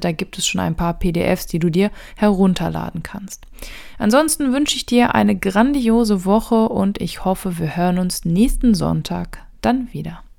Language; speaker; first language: German; native; German